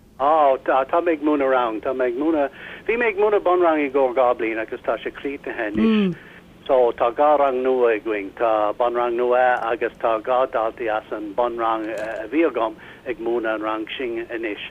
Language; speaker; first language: Irish; non-native, learner; English